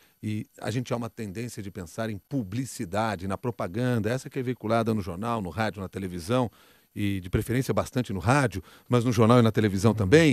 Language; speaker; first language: Portuguese; native; Portuguese